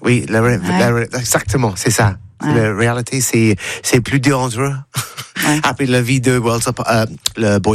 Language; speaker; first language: French; non-native, learner; English